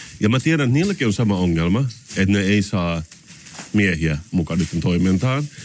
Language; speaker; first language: Finnish; non-native, local second language; Swedish